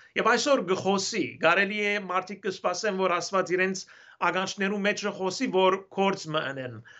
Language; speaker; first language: Armenian; early bilingual, heritage; Armenian